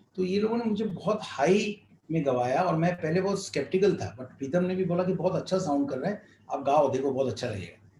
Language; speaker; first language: Hindi; non-native, local second language; Bangla